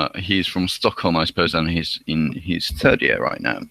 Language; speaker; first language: English; non-native, fluent; Finnish